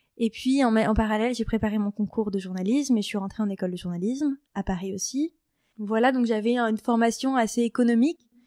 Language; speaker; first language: French; native; French